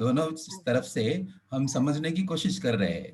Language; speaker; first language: Hindi; non-native, local second language; Marathi